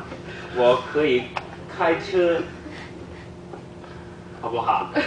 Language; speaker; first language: Chinese; non-native, learner; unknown